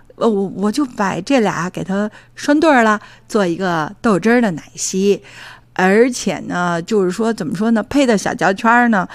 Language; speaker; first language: Chinese; native; Chinese